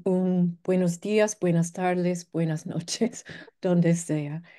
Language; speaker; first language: Spanish; non-native, fluent; English